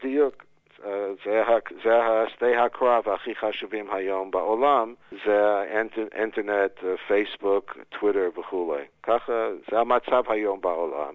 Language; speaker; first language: Hebrew; non-native, fluent; English